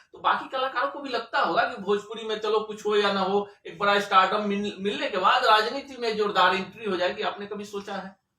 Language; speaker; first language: Hindi; native; Hindi